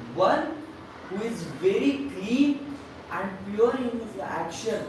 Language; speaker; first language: English; non-native, local second language; Hindi